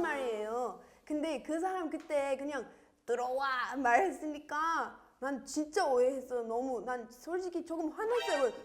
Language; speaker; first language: Korean; non-native, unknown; English